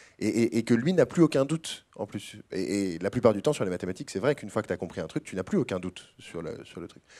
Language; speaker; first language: French; native; French